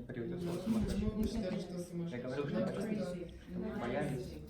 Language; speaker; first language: Russian; native; Russian